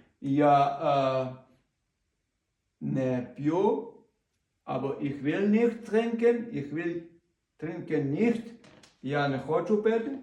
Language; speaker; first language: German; non-native, learner; Ukrainian